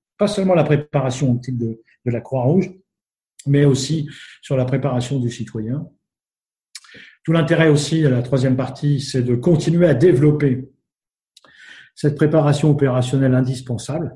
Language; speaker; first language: French; native; French